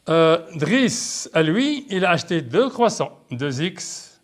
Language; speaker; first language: French; non-native, local second language; Arabic